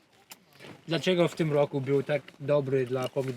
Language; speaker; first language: Polish; non-native, learner; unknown